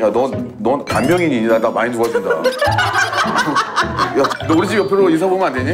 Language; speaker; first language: Korean; native; Korean